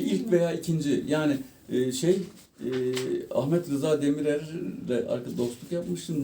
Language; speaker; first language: Turkish; native; Turkish